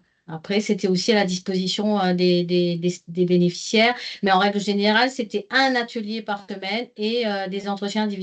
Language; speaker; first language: French; native; French